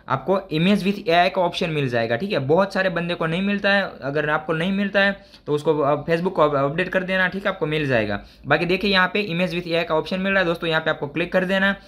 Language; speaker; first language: Hindi; non-native, local second language; Gujarati